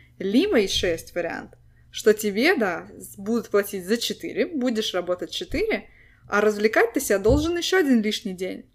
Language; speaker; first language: Russian; native; Russian